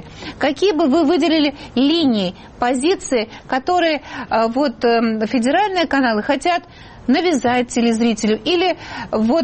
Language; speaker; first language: Russian; native; Russian